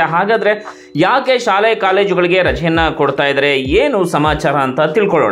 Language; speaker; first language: Kannada; native; Kannada